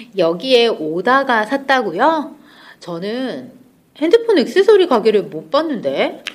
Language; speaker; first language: Korean; native; Korean